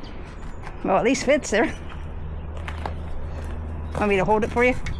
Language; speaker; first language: English; native; English